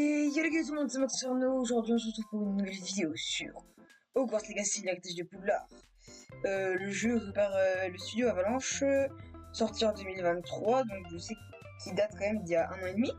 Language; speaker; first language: French; native; French